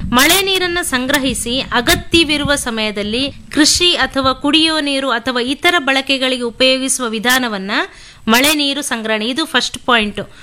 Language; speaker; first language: Kannada; native; Kannada